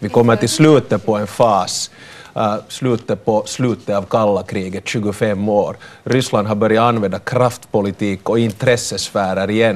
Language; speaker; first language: Swedish; native; Swedish